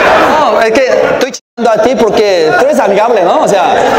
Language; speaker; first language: Spanish; non-native, fluent; Korean